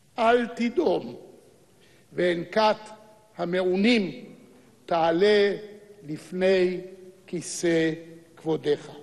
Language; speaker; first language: Hebrew; native; Hebrew